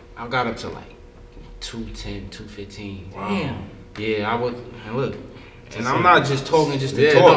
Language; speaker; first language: English; native; English